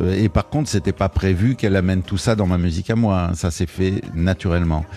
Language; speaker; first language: French; native; French